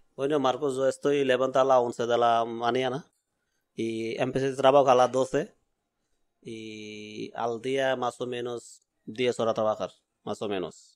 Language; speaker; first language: Spanish; non-native, learner; Bangla